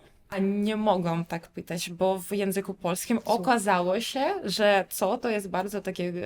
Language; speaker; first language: Polish; non-native, fluent; Russian